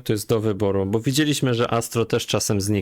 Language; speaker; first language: Polish; native; Polish